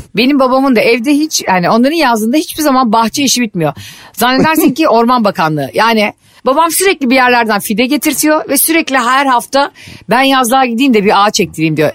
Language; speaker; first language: Turkish; native; Turkish